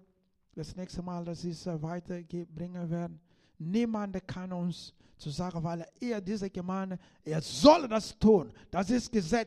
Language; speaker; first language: German; non-native, learner; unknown